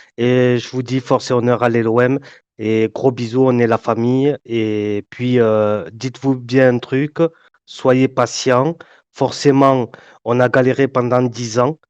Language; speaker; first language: French; native; French